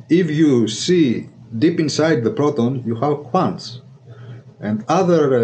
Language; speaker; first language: English; non-native, fluent; Greek